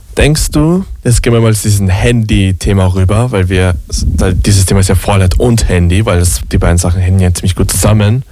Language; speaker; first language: German; native; German